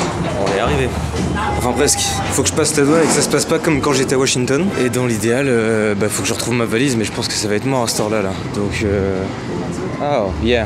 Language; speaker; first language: French; native; French